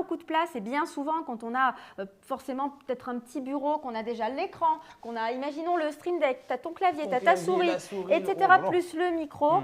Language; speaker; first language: French; native; French